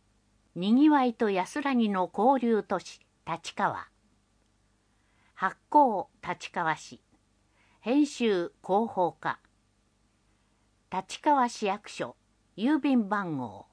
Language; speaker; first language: Japanese; native; Japanese